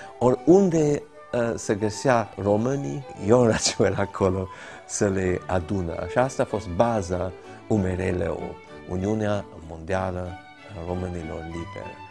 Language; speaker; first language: Romanian; early bilingual, heritage; Romanian